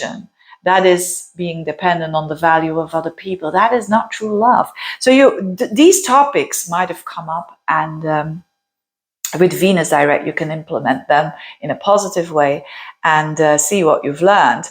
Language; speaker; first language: English; non-native, fluent; Dutch